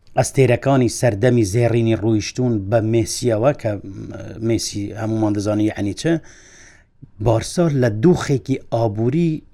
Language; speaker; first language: Central Kurdish; non-native, local second language; Kurdish